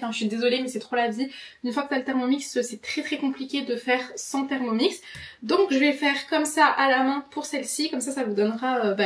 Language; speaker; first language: French; native; French